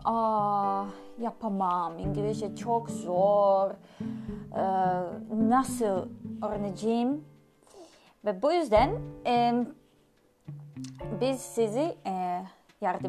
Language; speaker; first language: Turkish; non-native, learner; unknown